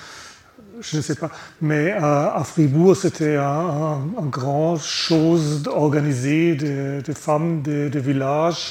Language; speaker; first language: French; non-native, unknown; German